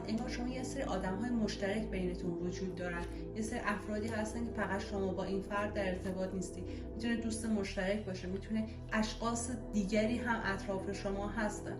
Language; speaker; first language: Persian; native; Persian